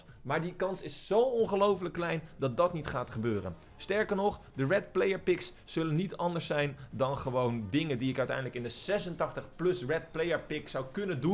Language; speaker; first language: Dutch; native; Dutch